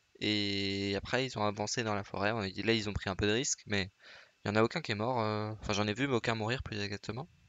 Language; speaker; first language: French; native; French